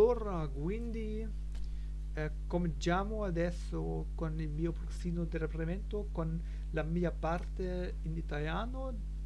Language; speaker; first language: Italian; non-native, learner; German